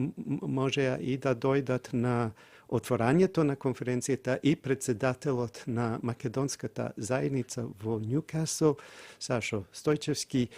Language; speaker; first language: Macedonian; non-native, fluent; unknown